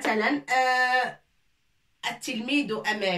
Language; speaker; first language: Arabic; non-native, fluent; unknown